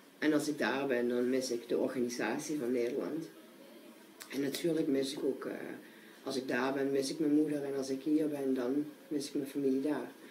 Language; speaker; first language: Dutch; native; Dutch